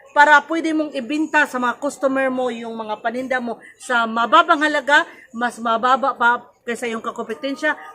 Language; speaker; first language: Filipino; non-native, local second language; Cebuano